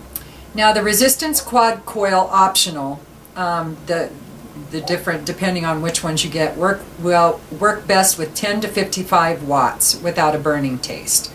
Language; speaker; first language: English; native; English